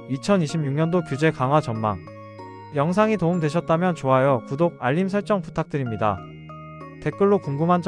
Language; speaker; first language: Korean; native; Korean